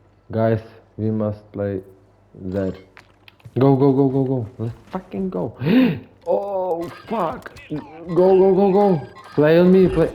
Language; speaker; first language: English; non-native, learner; Ukrainian